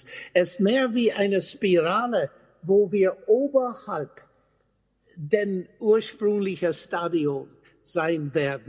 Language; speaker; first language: German; non-native, fluent; English